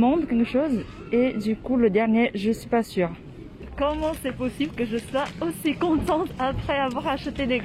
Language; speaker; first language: French; non-native, fluent; Vietnamese